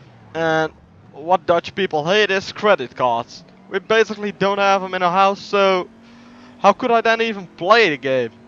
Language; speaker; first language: English; non-native, fluent; Dutch